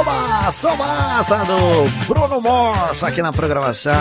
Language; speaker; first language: Portuguese; native; Portuguese